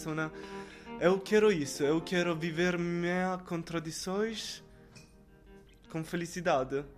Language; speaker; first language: Portuguese; non-native, learner; Italian